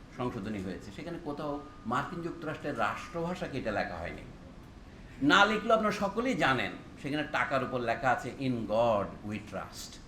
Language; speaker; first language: Bangla; non-native, local second language; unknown